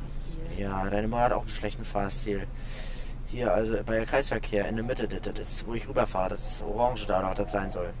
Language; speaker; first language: German; native; German